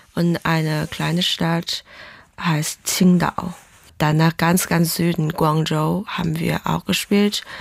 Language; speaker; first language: German; non-native, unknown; Chinese